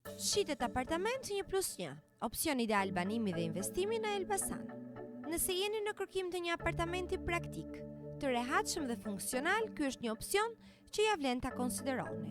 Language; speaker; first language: Albanian; native; Albanian